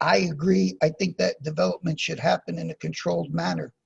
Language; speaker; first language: English; native; English